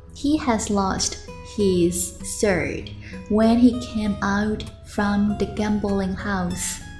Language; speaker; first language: English; non-native, fluent; Chinese